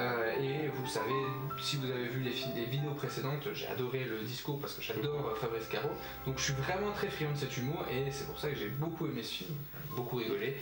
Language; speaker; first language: French; native; French